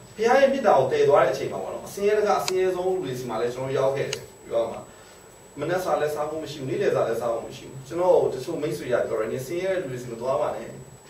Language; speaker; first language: Burmese; non-native, local second language; Hakha Chin